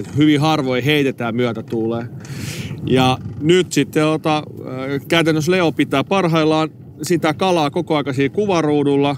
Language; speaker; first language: Finnish; native; Finnish